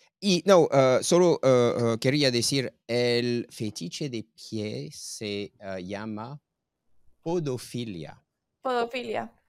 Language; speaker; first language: Spanish; non-native, fluent; English